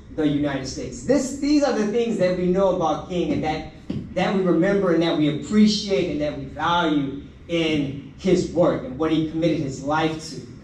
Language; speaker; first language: English; native; English